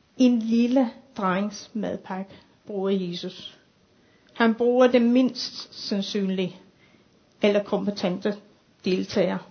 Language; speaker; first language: Danish; non-native, fluent; English